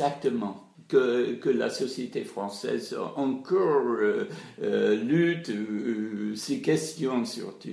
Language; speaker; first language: French; non-native, fluent; English